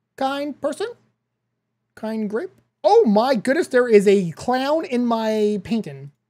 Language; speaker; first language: English; native; English